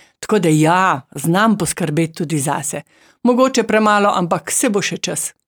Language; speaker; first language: Slovenian; native; Slovenian